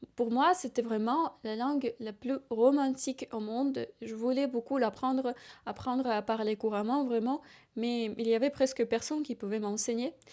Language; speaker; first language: French; non-native, fluent; Ukrainian